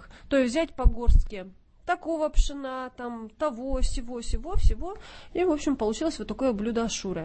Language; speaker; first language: Russian; native; Russian